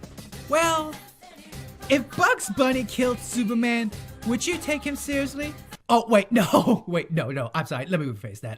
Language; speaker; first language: English; native; English